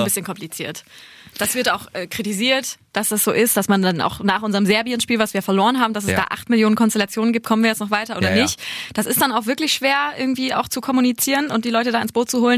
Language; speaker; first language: German; native; German